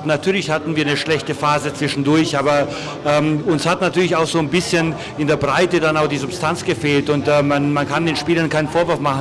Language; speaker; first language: German; native; German